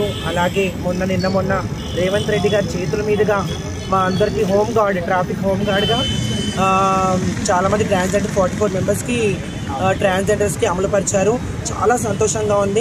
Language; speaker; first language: Telugu; native; Telugu